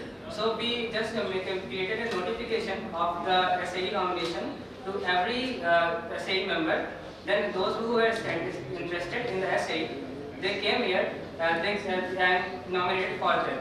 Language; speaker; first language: English; non-native, local second language; Hindi